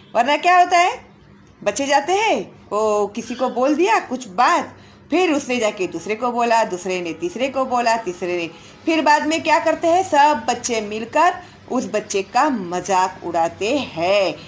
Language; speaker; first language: Hindi; non-native, local second language; Marathi